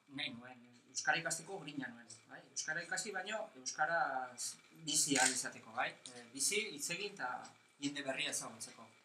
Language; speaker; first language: Basque; non-native, local second language; Spanish